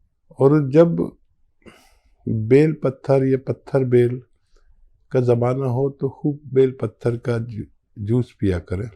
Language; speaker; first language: Hindi; native; Hindi